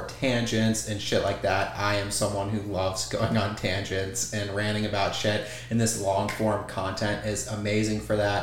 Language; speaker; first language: English; native; English